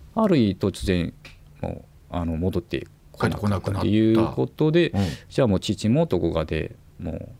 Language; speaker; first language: Japanese; non-native, fluent; Korean